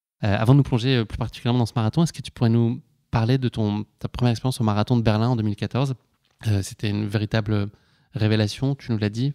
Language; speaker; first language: French; native; French